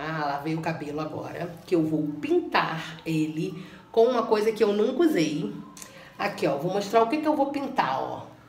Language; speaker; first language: Portuguese; native; Portuguese